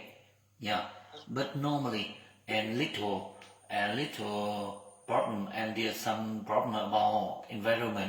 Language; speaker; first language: English; non-native, learner; Vietnamese